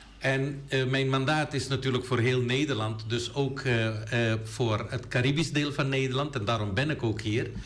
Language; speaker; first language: Dutch; native; Dutch